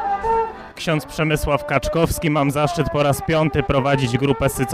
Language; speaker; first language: Polish; native; Polish